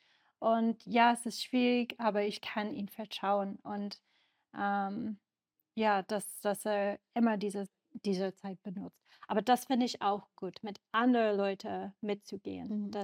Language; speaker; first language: German; non-native, learner; English